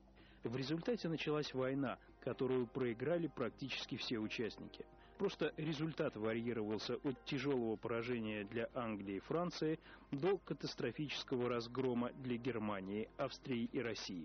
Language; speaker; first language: Russian; native; Russian